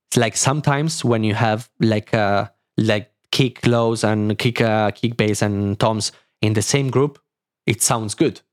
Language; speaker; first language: English; non-native, fluent; Italian